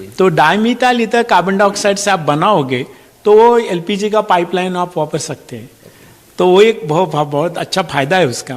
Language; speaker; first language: Hindi; non-native, local second language; Marathi